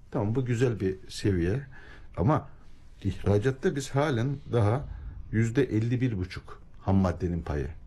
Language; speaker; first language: Turkish; native; Turkish